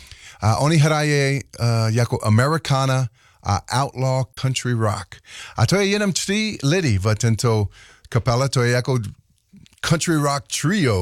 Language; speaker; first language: Czech; non-native, learner; English